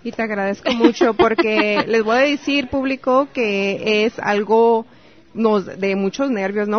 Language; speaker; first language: Spanish; native; Spanish